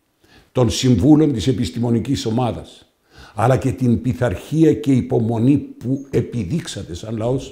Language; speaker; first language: Greek; native; Greek